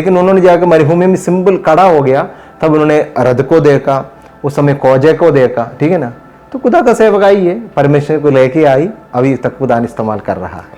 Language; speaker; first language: Hindi; non-native, local second language; Malayalam